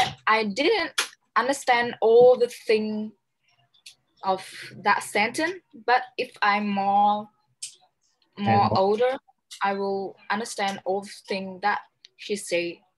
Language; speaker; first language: English; non-native, learner; Vietnamese